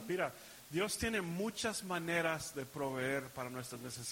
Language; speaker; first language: Spanish; early bilingual, heritage; Spanish